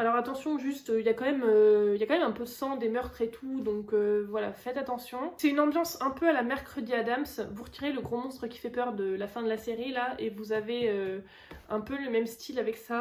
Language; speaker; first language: French; native; French